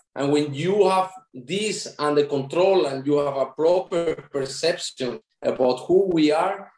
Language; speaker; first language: English; non-native, fluent; Spanish